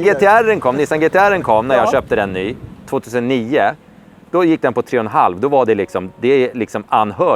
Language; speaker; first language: Swedish; native; Swedish